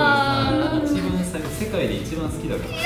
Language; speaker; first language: Japanese; native; Japanese